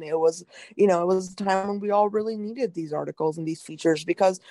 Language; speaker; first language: English; native; English